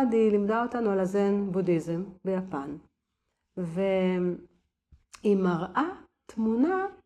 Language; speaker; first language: Hebrew; native; Hebrew